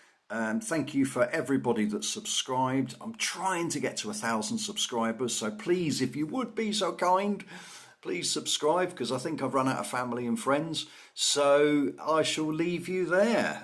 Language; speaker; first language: English; native; English